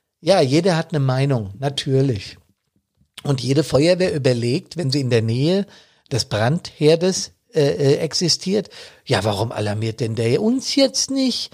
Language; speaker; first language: German; native; German